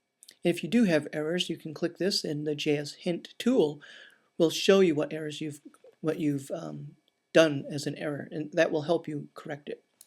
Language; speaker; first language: English; native; English